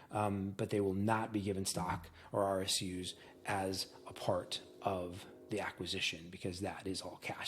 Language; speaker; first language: English; native; English